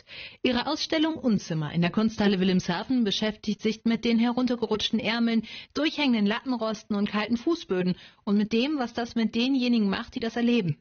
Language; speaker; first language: German; native; German